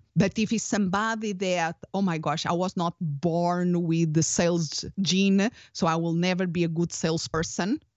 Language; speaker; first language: English; non-native, fluent; Portuguese